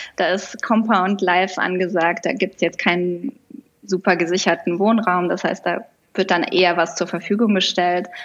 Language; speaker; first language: German; native; German